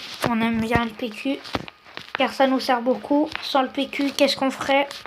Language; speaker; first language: French; native; French